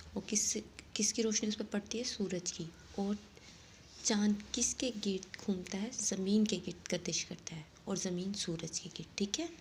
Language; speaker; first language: Hindi; non-native, local second language; Saraiki